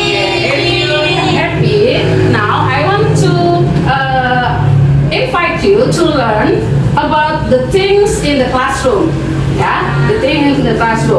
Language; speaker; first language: English; non-native, learner; Indonesian